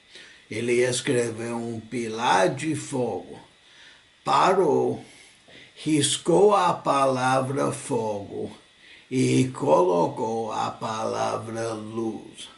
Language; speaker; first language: Portuguese; non-native, fluent; English